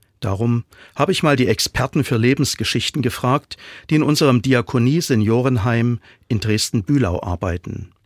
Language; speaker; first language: German; native; German